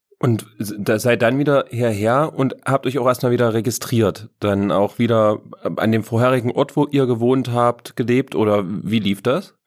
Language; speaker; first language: German; native; German